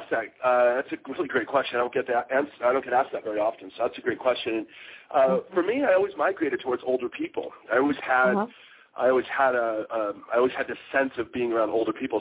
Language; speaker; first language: English; native; English